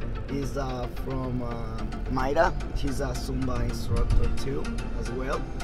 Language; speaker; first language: English; non-native, fluent; Spanish